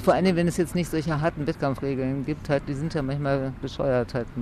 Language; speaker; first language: German; native; German